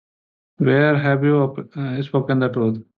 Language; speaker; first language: English; non-native, learner; Hindi